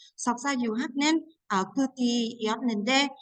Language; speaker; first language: Korean; non-native, fluent; Vietnamese